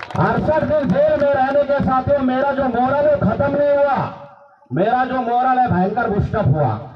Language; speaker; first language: Hindi; non-native, local second language; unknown